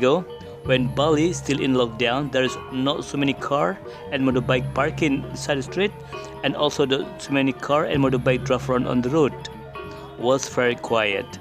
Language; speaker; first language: English; non-native, local second language; Indonesian